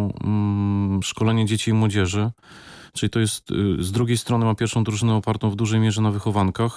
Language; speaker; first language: Polish; native; Polish